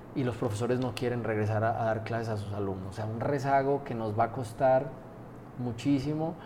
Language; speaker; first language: Spanish; native; Spanish